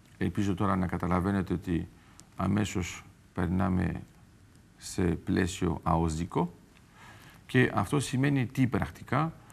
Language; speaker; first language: Greek; early bilingual, heritage; Greek